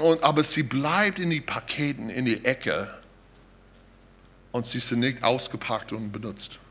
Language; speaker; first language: German; non-native, fluent; English